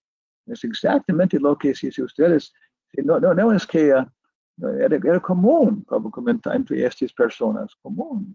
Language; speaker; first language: Spanish; non-native, learner; English